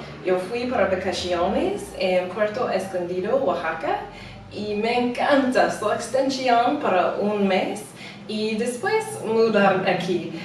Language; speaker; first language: Spanish; non-native, learner; English